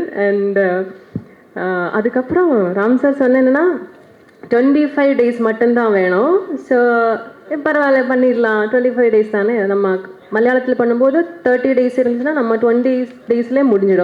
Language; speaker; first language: Tamil; non-native, learner; Malayalam